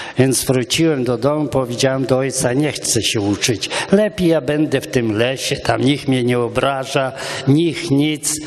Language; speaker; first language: Polish; non-native, local second language; Romany